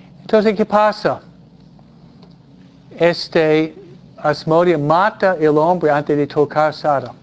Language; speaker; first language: Spanish; non-native, fluent; English